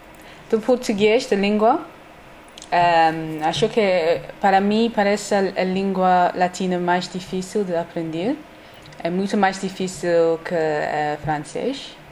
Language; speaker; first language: Portuguese; non-native, learner; English